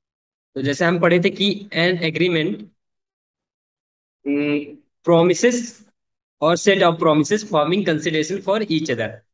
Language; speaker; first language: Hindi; native; Hindi